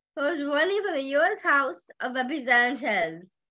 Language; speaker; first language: English; native; English